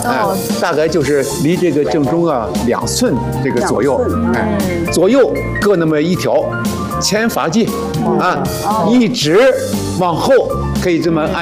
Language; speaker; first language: Chinese; native; Chinese